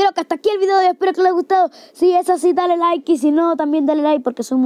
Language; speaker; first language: Spanish; native; Spanish